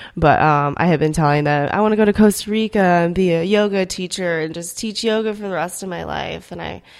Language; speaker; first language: English; early bilingual, other home language; Korean